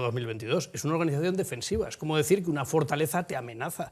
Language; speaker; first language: Spanish; native; Spanish